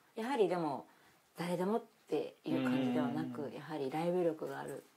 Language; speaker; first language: Japanese; native; Japanese